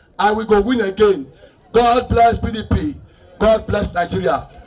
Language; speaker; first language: Nigerian Pidgin; non-native, local second language; Esan